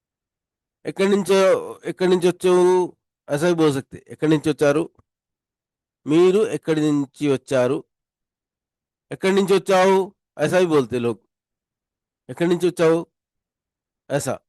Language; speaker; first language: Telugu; non-native, local second language; Urdu